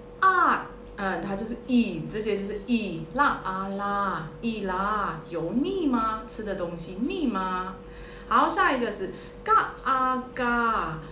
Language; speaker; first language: Chinese; early bilingual, heritage; Chinese